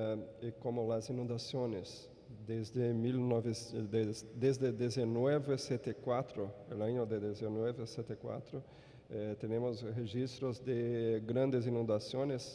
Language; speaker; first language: Spanish; non-native, fluent; Portuguese